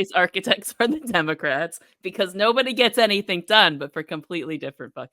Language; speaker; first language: English; native; English